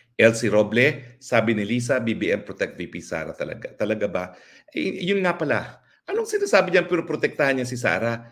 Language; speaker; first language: Filipino; native; Filipino